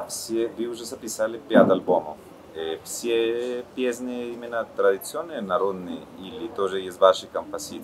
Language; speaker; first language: Russian; non-native, learner; Spanish